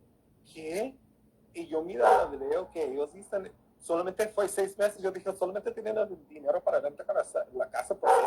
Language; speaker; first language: Spanish; early bilingual, heritage; English